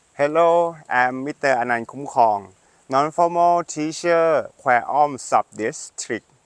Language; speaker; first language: English; non-native, learner; Thai